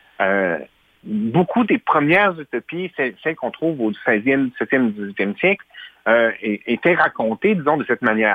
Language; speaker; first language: French; native; French